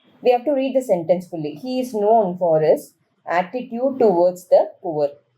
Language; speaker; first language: English; non-native, local second language; Tamil